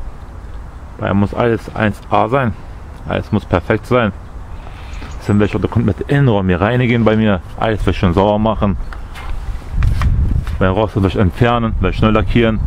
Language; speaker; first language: German; early bilingual, other home language; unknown